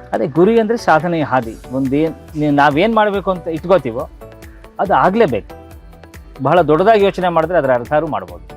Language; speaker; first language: Kannada; native; Kannada